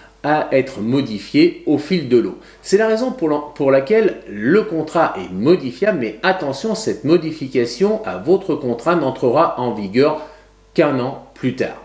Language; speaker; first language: French; native; French